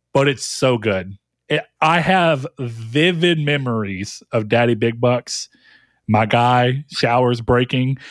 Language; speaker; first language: English; native; English